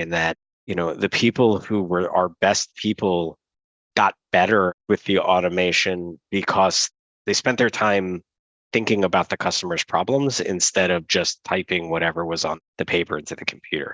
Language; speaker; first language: English; native; English